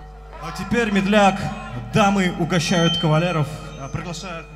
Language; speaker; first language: Russian; native; Russian